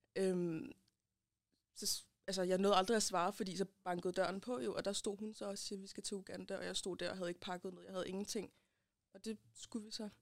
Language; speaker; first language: Danish; early bilingual, other home language; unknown